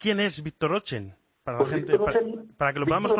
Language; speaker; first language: Spanish; native; Spanish